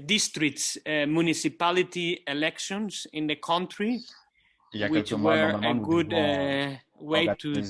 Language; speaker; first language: English; non-native, fluent; Kabuverdianu